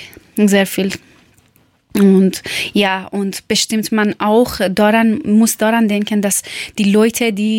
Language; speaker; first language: German; non-native, learner; Persian